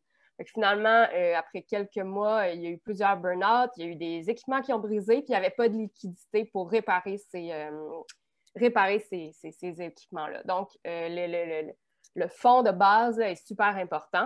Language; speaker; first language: French; native; French